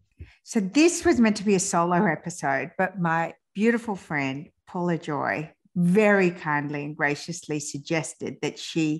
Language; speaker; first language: English; early bilingual, other home language; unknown